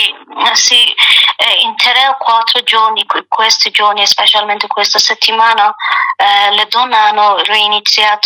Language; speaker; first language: Italian; non-native, learner; Persian